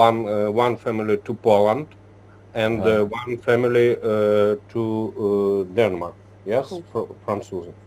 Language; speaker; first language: English; non-native, learner; Ukrainian